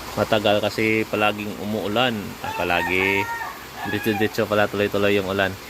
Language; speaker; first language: Filipino; non-native, local second language; Hiligaynon